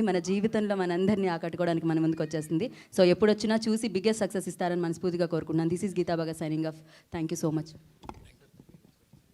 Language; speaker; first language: Telugu; native; Telugu